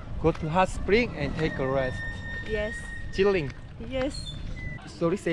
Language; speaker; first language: English; non-native, learner; Korean